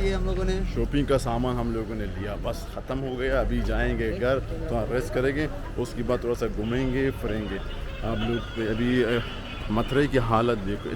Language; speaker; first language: Hindi; non-native, local second language; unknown